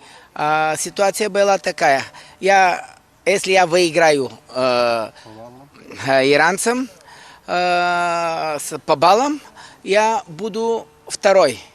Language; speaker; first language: Russian; non-native, learner; Bulgarian